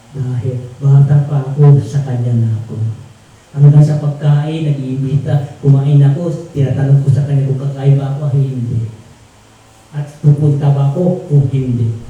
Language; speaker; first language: Filipino; non-native, local second language; Tausug